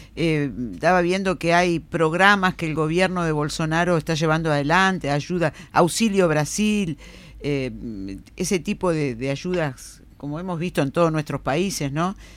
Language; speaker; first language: Spanish; native; Spanish